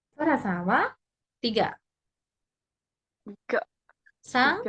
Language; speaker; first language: Japanese; non-native, fluent; Indonesian